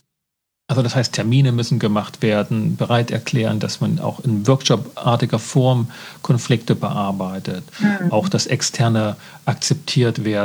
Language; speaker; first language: German; native; German